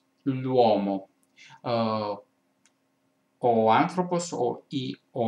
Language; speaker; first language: Greek; non-native, fluent; Italian